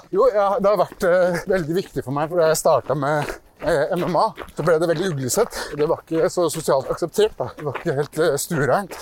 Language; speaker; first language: Norwegian; early bilingual, other home language; Persian